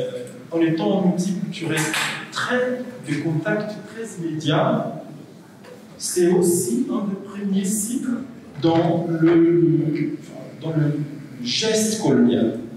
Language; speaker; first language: French; non-native, fluent; Portuguese